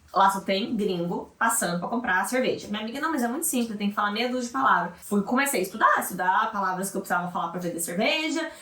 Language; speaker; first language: Portuguese; native; Portuguese